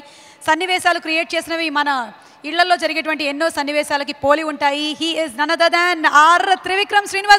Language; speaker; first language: Telugu; native; Telugu